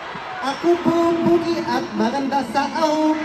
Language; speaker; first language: Filipino; non-native, learner; Korean